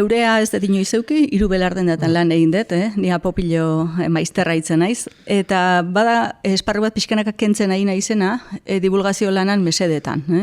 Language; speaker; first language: Basque; native; Basque